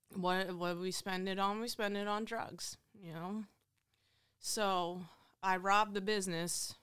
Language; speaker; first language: English; native; English